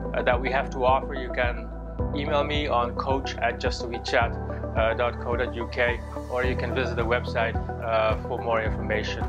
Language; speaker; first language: English; non-native, fluent; Dutch